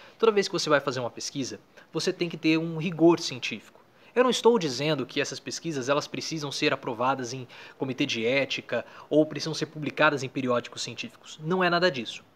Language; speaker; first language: Portuguese; native; Portuguese